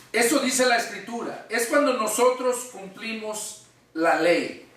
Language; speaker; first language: Spanish; native; Spanish